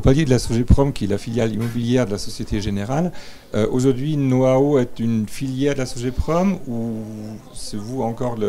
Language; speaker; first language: French; native; French